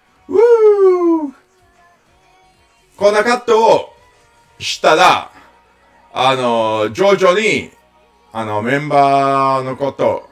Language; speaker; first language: Japanese; non-native, learner; English